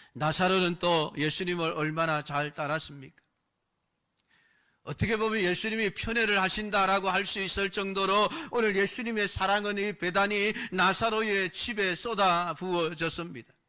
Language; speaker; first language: Korean; native; Korean